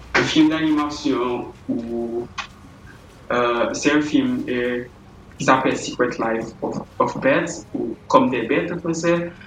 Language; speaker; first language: French; native; French